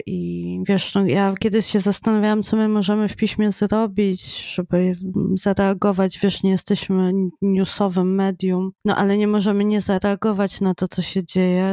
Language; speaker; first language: Polish; native; Polish